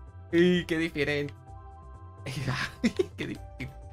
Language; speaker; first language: Spanish; native; Spanish